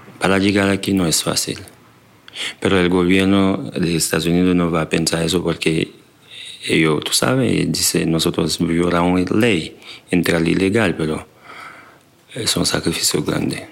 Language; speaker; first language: Spanish; non-native, learner; Haitian Creole